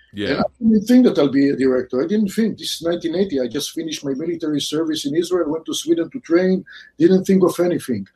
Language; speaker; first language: English; non-native, fluent; Hebrew